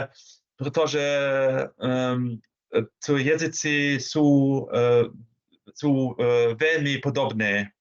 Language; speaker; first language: Czech; non-native, learner; German